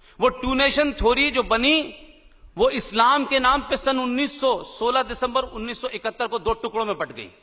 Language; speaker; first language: Hindi; native; Hindi